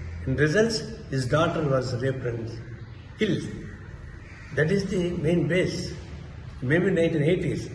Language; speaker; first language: English; non-native, local second language; Telugu